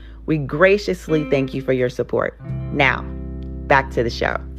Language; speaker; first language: English; native; English